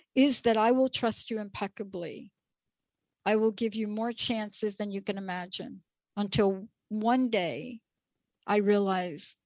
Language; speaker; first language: English; native; English